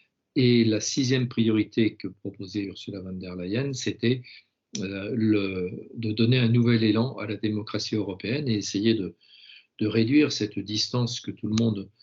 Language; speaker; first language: French; native; French